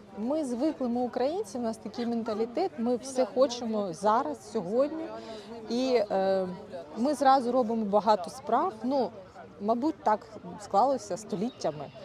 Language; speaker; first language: Ukrainian; native; Ukrainian